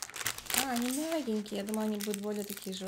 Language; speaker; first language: Russian; native; Russian